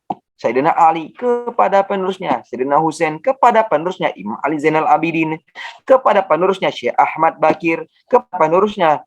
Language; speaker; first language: Indonesian; native; Indonesian